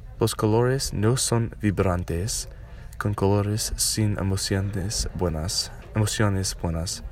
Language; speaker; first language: Spanish; non-native, learner; English